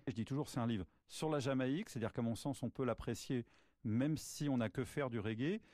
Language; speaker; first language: French; native; French